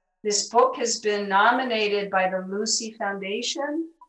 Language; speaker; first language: English; early bilingual, other home language; Spanish